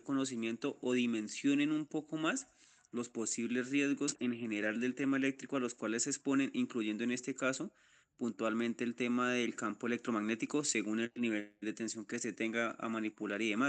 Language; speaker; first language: Spanish; native; Spanish